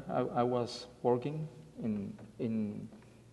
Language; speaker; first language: English; non-native, fluent; Spanish